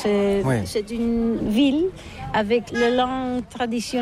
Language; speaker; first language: French; non-native, learner; Catalan